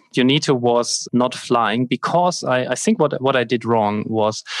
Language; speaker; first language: English; non-native, fluent; German